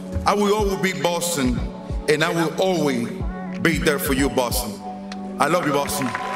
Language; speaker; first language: English; non-native, fluent; Spanish